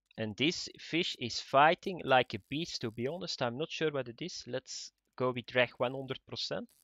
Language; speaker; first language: English; non-native, fluent; Dutch